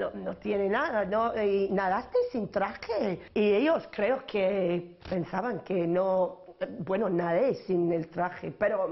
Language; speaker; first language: Spanish; non-native, learner; English